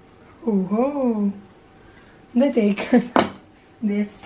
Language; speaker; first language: English; non-native, learner; Italian